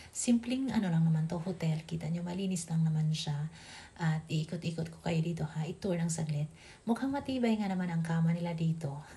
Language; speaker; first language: Filipino; native; Filipino